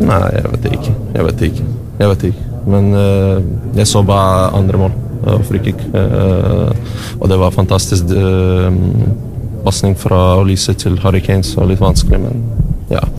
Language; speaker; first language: Norwegian; non-native, learner; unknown